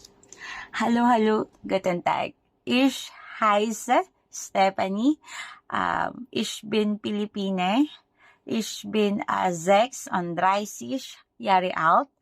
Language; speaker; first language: German; non-native, learner; Filipino